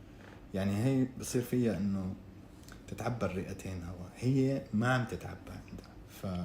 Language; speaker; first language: Arabic; native; Arabic